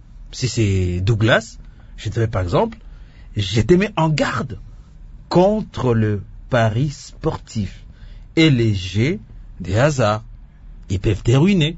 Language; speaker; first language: French; non-native, local second language; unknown